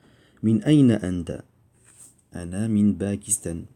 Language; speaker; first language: Arabic; non-native, fluent; French